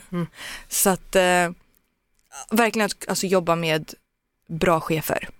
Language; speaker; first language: Swedish; early bilingual, other home language; Turoyo